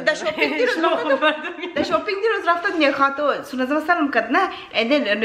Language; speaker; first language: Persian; early bilingual, heritage; Persian